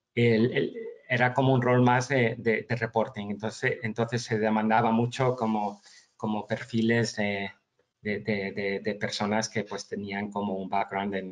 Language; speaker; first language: Spanish; early bilingual, heritage; Spanish